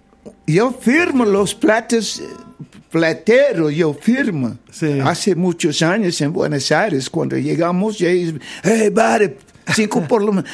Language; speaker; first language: Spanish; non-native, learner; English